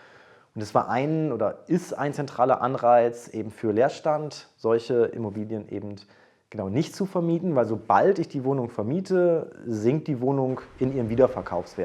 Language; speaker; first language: German; native; German